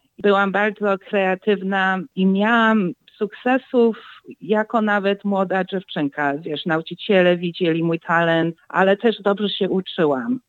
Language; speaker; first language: Polish; early bilingual, heritage; Polish